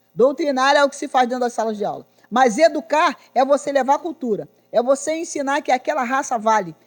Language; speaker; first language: Portuguese; native; Portuguese